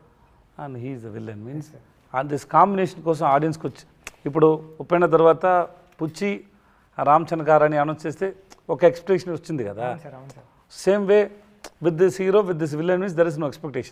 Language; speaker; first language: Telugu; non-native, learner; Tamil